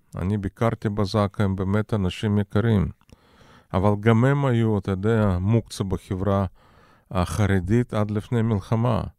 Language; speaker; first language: Hebrew; non-native, fluent; Russian